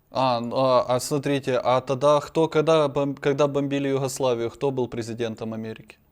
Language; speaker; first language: Russian; native; Russian